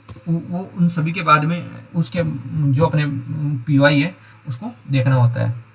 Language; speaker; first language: Hindi; native; Hindi